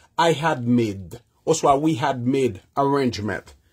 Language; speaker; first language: English; non-native, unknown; Haitian Creole